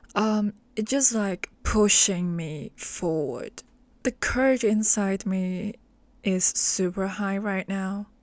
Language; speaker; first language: English; non-native, local second language; Cantonese